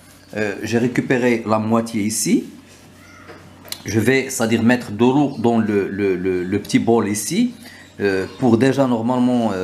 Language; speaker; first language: French; non-native, local second language; Arabic